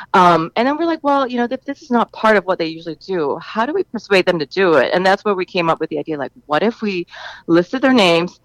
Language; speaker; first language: English; native; English